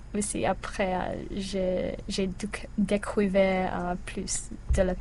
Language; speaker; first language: French; non-native, learner; English